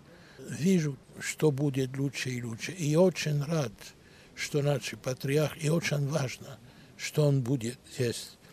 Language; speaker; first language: Russian; non-native, learner; Greek